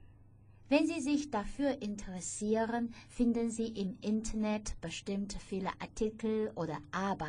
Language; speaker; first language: German; non-native, fluent; Chinese